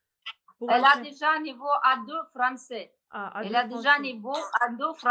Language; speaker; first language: French; non-native, learner; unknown